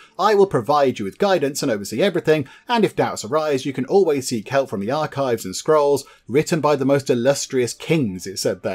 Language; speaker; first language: English; native; English